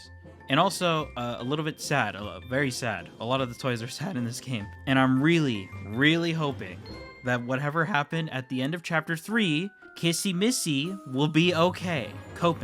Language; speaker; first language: English; native; English